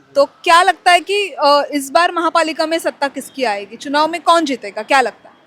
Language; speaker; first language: Hindi; non-native, local second language; Marathi